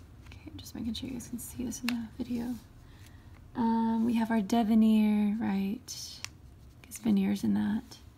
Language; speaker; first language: English; native; English